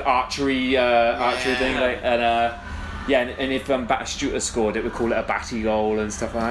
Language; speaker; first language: English; native; English